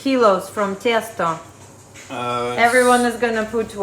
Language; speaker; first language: English; non-native, fluent; Russian